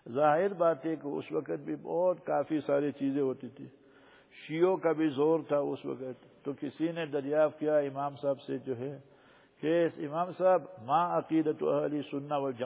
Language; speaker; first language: Urdu; non-native, local second language; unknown